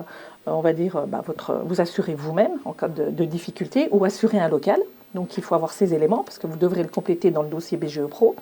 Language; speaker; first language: French; native; French